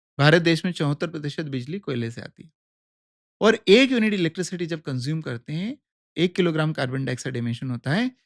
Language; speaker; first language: Hindi; native; Hindi